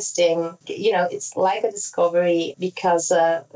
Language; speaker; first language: English; non-native, fluent; Italian